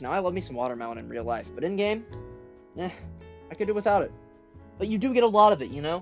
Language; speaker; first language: English; native; English